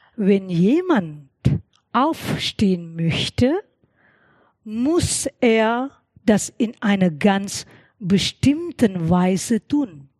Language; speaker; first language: German; non-native, learner; Indonesian